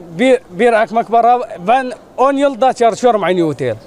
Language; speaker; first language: Turkish; non-native, learner; Arabic